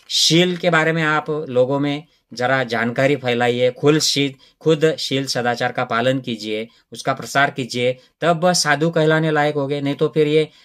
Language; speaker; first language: Hindi; non-native, local second language; Marathi